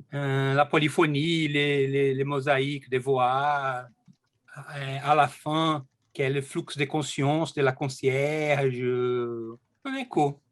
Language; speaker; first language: French; non-native, learner; Portuguese